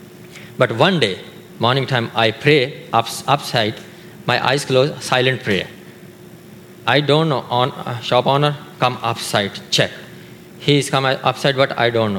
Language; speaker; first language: English; non-native, learner; Urdu